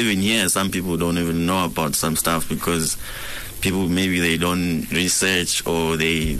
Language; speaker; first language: English; non-native, local second language; Swati